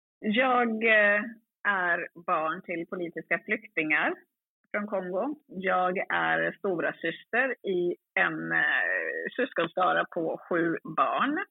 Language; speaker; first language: Swedish; early bilingual, other home language; Swahili